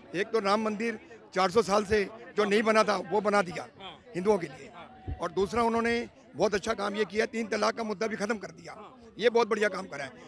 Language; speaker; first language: Hindi; native; Hindi